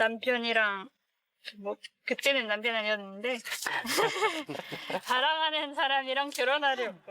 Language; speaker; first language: Korean; non-native, fluent; French